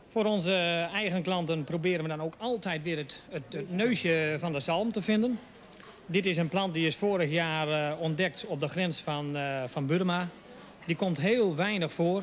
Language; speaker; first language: Dutch; native; Dutch